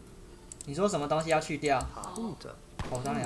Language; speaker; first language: Chinese; native; Chinese